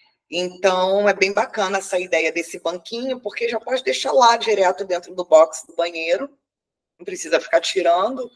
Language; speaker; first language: Portuguese; native; Portuguese